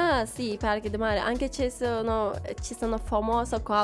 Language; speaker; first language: Italian; non-native, learner; Turkish